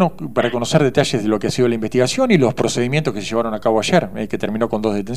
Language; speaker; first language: Spanish; native; Spanish